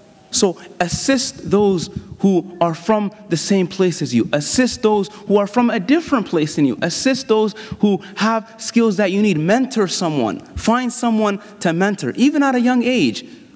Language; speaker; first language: English; native; English